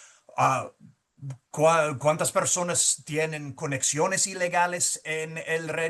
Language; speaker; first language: Spanish; early bilingual, heritage; Spanish